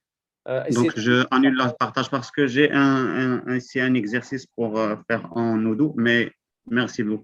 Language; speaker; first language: French; non-native, local second language; Arabic